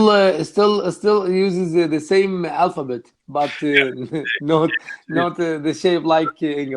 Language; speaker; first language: English; non-native, learner; Arabic